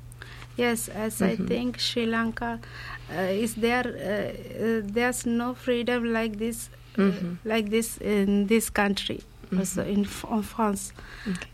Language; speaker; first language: English; non-native, learner; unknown